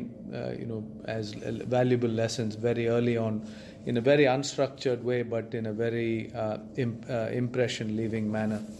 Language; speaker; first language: English; non-native, local second language; Tamil